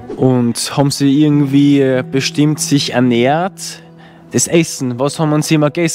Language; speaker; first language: German; native; German